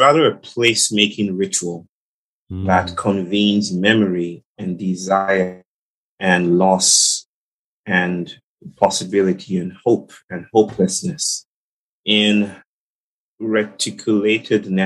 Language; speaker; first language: English; non-native, local second language; Yoruba